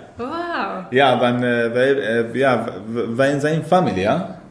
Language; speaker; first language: Dutch; non-native, fluent; Arabic